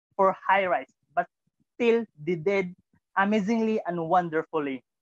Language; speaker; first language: English; non-native, local second language; Cebuano